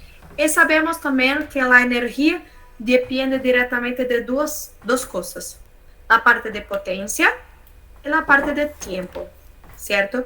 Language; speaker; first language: Spanish; non-native, learner; Portuguese